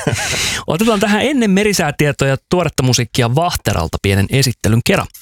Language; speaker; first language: Finnish; native; Finnish